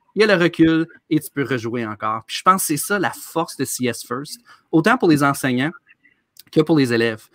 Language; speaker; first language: French; native; French